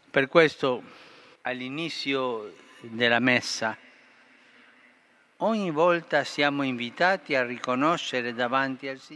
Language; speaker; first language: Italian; non-native, fluent; Spanish